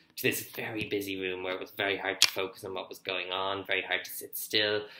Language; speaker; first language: English; native; English